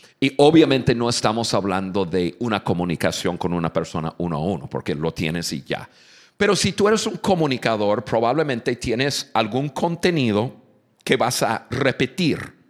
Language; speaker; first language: Spanish; non-native, fluent; English